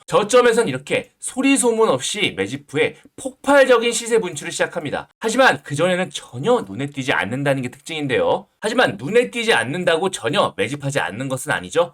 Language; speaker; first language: Korean; native; Korean